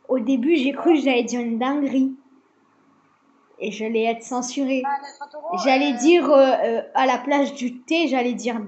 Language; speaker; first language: French; native; French